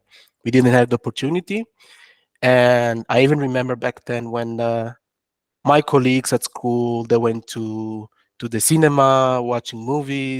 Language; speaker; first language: English; non-native, fluent; French